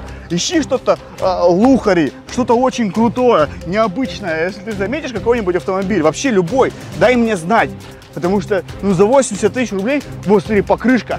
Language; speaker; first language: Russian; native; Russian